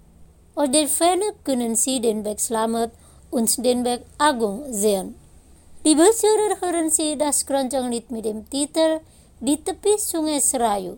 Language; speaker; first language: German; non-native, fluent; Indonesian